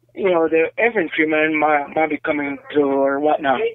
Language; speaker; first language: English; native; English